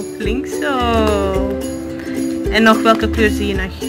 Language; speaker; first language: Dutch; non-native, fluent; Urdu